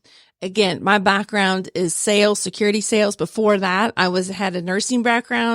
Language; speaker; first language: English; native; English